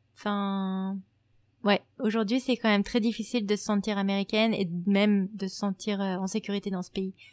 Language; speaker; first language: French; native; French